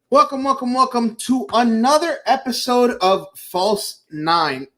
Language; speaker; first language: English; native; English